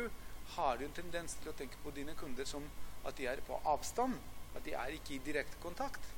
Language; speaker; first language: Norwegian; non-native, fluent; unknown